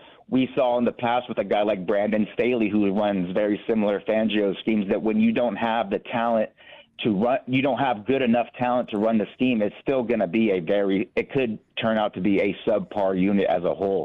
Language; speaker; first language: English; native; English